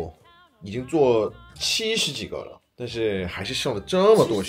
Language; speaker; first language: Chinese; non-native, fluent; Korean